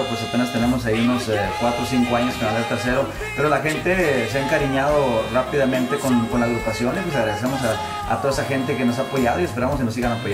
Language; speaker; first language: Spanish; native; Spanish